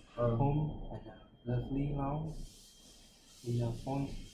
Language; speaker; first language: English; non-native, learner; Vietnamese